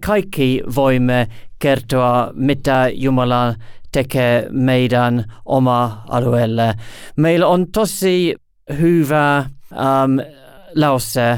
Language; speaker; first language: Finnish; non-native, learner; English